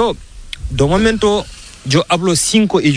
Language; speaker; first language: Spanish; non-native, learner; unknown